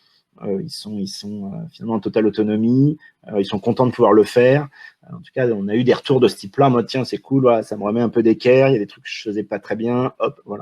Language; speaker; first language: French; native; French